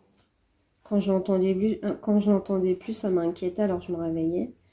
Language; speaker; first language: French; native; French